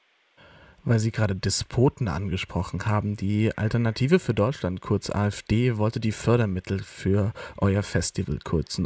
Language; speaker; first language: German; native; German